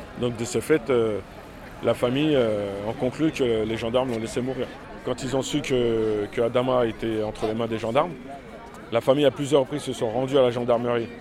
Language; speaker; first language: French; early bilingual, other home language; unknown